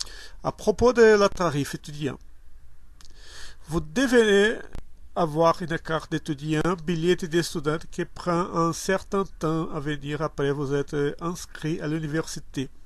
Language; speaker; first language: French; non-native, learner; Portuguese